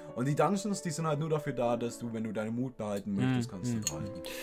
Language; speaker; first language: German; native; German